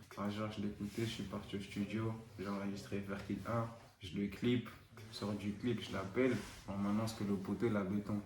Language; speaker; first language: French; non-native, fluent; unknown